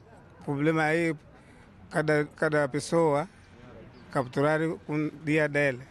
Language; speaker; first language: Portuguese; non-native, local second language; Makhuwa